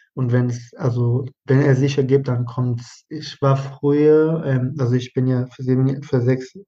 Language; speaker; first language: German; non-native, fluent; Arabic